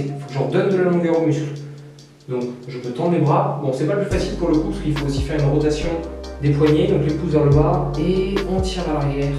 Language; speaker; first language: French; native; French